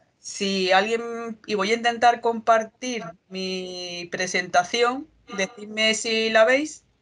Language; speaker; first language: Spanish; native; Spanish